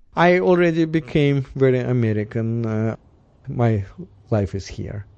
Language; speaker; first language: English; non-native, fluent; Russian